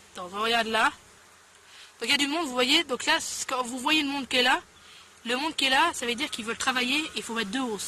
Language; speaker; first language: French; native; French